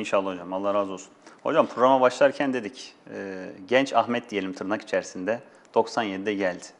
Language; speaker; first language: Turkish; native; Turkish